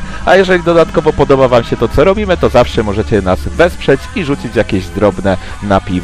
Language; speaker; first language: Polish; native; Polish